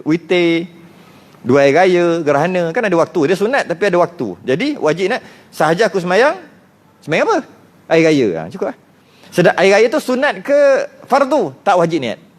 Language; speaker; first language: Malay; native; Malay